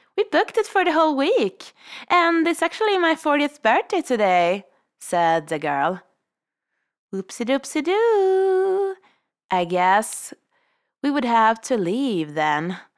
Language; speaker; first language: English; non-native, fluent; Swedish